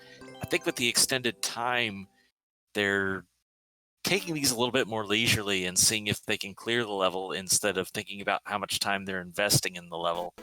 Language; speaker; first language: English; native; English